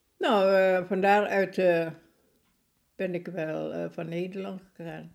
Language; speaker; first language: Dutch; non-native, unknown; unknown